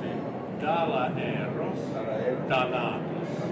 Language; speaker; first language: Italian; non-native, learner; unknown